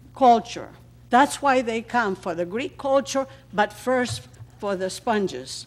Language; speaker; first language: English; non-native, fluent; Greek